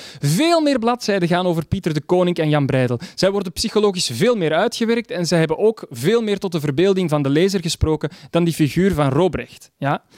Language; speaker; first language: Dutch; native; Dutch